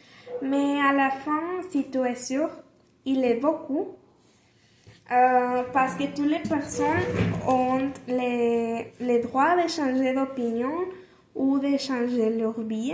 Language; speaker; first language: French; non-native, learner; Spanish